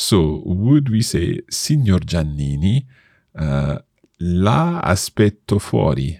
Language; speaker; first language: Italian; non-native, fluent; English